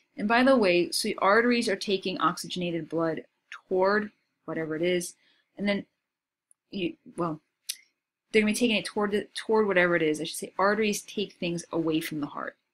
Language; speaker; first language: English; native; English